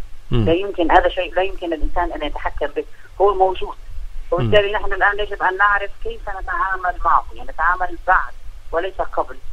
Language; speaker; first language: Arabic; native; Arabic